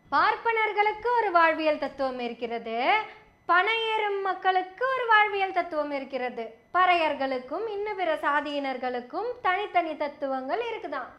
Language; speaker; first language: Tamil; native; Tamil